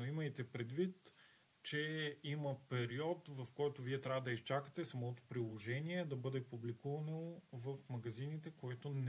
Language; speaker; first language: Bulgarian; native; Bulgarian